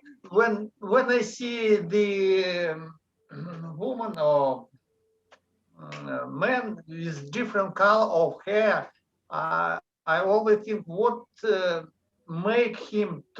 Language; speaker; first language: English; non-native, learner; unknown